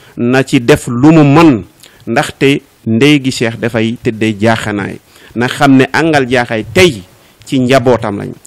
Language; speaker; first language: Wolof; non-native, local second language; Fula